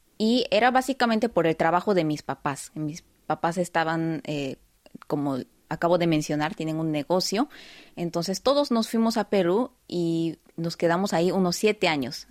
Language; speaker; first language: Spanish; early bilingual, heritage; Spanish